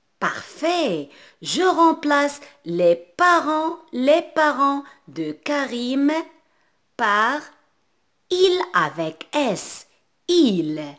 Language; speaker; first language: French; non-native, local second language; Arabic